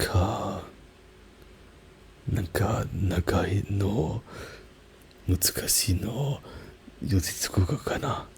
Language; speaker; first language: Japanese; non-native, learner; German